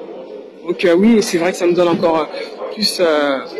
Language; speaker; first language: French; native; French